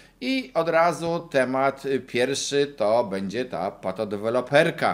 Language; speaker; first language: Polish; native; Polish